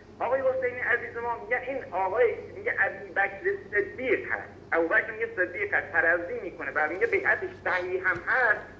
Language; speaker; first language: Persian; native; Persian